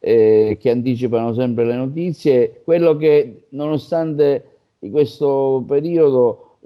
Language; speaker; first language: Italian; native; Italian